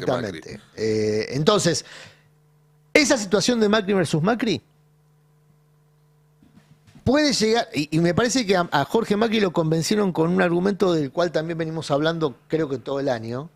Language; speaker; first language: Spanish; native; Spanish